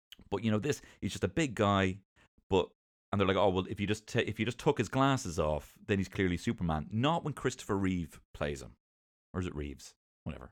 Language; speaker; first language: English; native; English